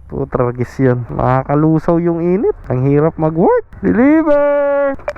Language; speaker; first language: Filipino; native; Filipino